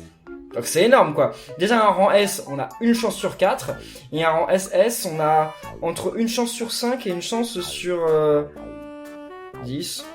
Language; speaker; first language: French; native; French